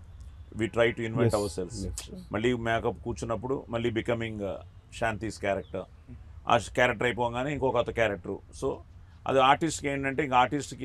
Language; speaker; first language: Telugu; native; Telugu